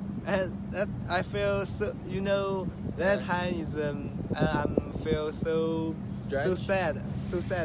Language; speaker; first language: English; non-native, learner; Chinese